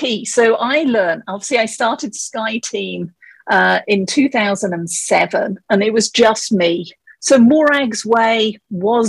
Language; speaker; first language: English; native; English